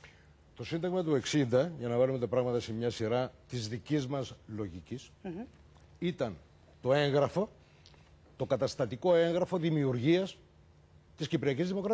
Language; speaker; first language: Greek; native; Greek